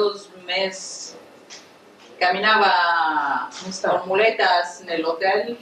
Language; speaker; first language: Spanish; non-native, learner; Italian